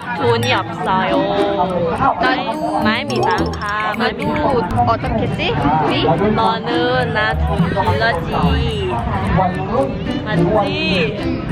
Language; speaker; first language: Korean; non-native, learner; Thai